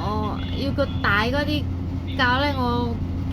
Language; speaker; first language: Cantonese; non-native, learner; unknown